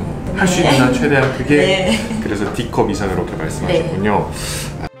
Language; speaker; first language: Korean; native; Korean